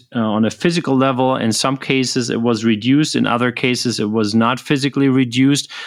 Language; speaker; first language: English; non-native, fluent; German